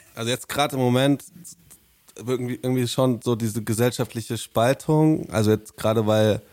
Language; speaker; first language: German; native; German